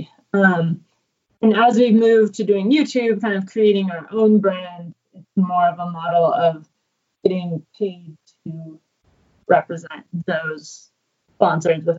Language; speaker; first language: English; native; English